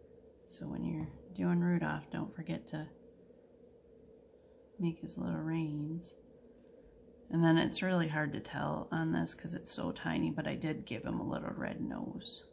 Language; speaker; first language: English; native; English